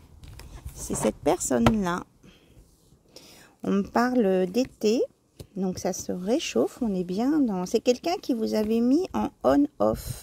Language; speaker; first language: French; native; French